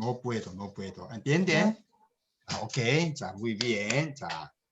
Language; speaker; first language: Spanish; non-native, learner; Korean